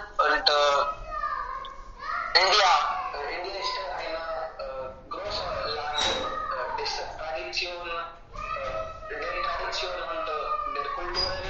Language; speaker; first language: German; non-native, learner; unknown